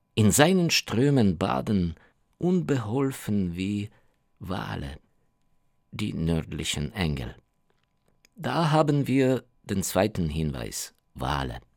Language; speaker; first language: German; non-native, fluent; Ukrainian